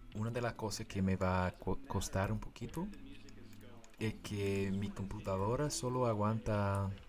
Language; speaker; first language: Spanish; non-native, fluent; English